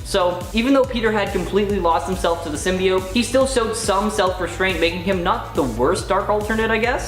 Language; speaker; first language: English; native; English